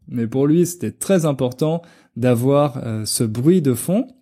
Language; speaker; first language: French; native; French